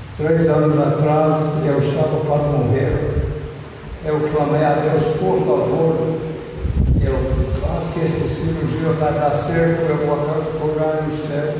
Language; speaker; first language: Portuguese; non-native, fluent; English